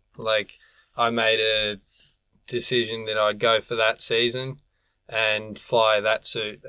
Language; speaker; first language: English; native; English